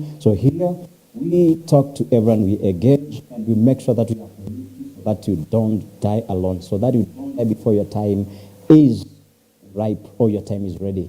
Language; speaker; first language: English; non-native, local second language; Swahili